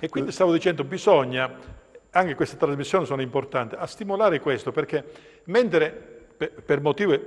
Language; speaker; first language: Italian; native; Italian